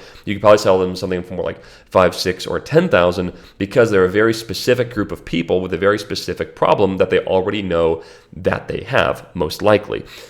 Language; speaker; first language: English; native; English